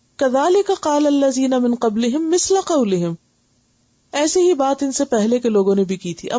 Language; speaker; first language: Urdu; non-native, local second language; Punjabi